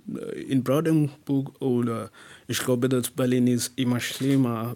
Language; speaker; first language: German; non-native, learner; English